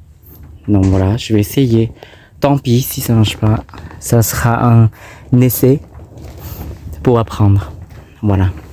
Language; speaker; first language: French; non-native, fluent; Thai